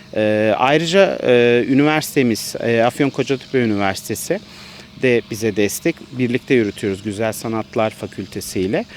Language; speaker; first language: Turkish; native; Turkish